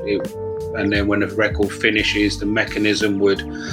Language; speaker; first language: English; native; English